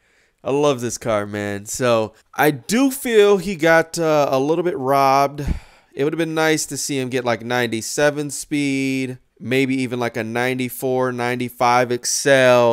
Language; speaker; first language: English; native; English